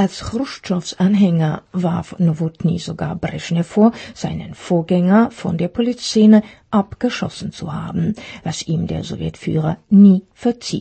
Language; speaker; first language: German; non-native, fluent; Czech